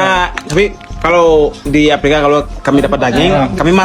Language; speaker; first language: Indonesian; non-native, fluent; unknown